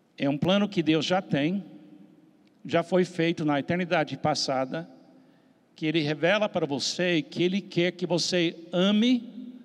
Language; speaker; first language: Portuguese; non-native, fluent; English